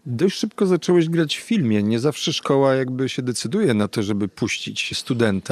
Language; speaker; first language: Polish; native; Polish